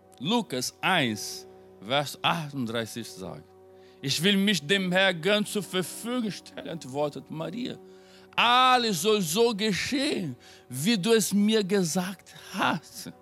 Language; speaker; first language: German; non-native, fluent; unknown